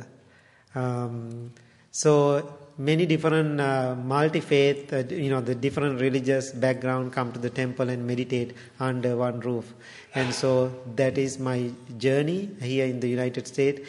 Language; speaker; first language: English; non-native, local second language; Sinhala